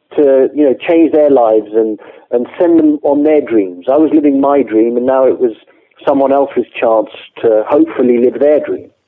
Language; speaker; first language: English; native; English